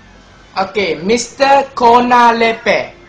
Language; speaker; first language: English; non-native, learner; Malay